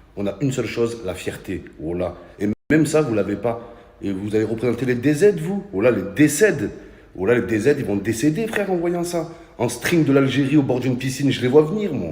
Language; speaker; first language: French; early bilingual, other home language; Arabic